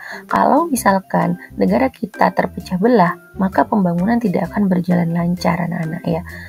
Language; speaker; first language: Indonesian; native; Indonesian